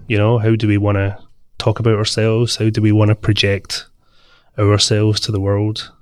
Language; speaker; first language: English; native; English